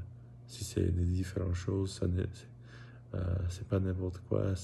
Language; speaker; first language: French; non-native, learner; English